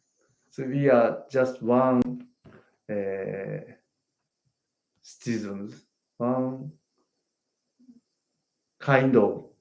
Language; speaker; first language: English; non-native, learner; Japanese